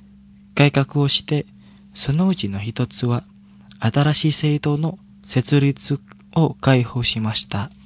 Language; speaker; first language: Japanese; non-native, fluent; Indonesian